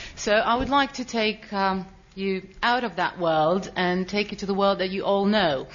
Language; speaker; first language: English; non-native, fluent; Russian